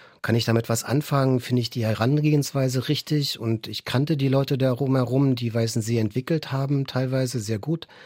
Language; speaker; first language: German; native; German